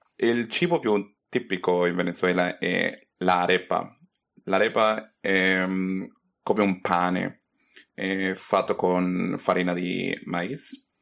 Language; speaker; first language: Italian; non-native, learner; Spanish